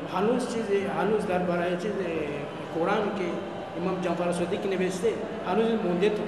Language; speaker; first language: Persian; non-native, learner; Malagasy